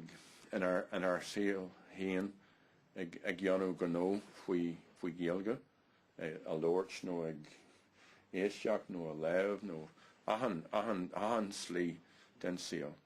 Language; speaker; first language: Irish; non-native, learner; English